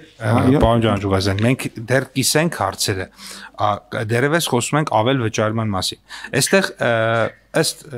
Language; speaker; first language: Armenian; native; Armenian